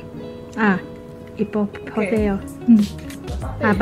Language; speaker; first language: Korean; non-native, learner; Vietnamese